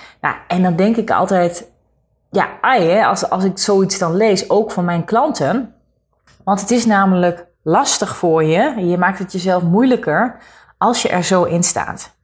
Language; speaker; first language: Dutch; native; Dutch